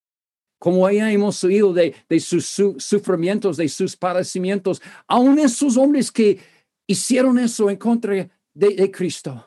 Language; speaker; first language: Spanish; non-native, fluent; English